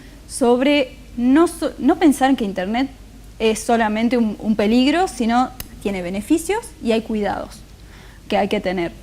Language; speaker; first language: Spanish; native; Spanish